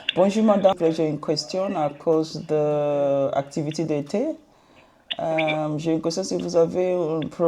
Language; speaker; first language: French; non-native, learner; Igbo